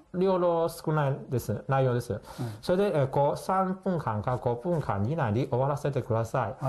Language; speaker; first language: Japanese; non-native, fluent; Chinese